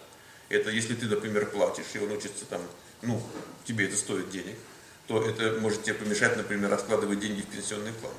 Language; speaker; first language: Russian; native; Russian